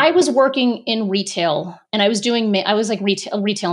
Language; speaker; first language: English; native; English